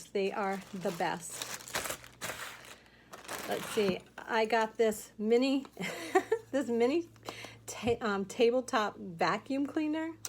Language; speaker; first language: English; native; English